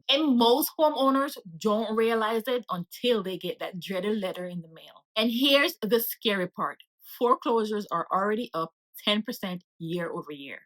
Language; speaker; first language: English; native; English